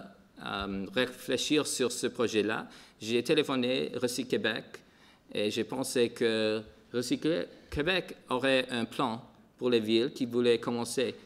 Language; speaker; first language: French; non-native, local second language; English